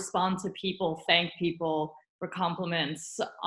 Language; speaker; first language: English; early bilingual, other home language; Romanian